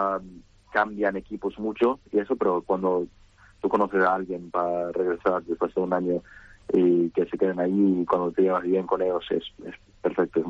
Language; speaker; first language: Spanish; non-native, fluent; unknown